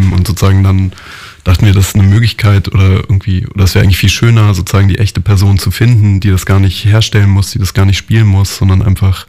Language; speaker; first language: German; native; German